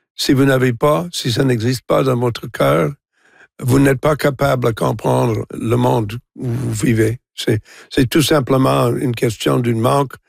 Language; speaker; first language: French; non-native, local second language; English